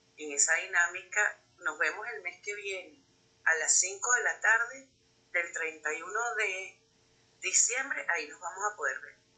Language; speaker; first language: Spanish; native; Spanish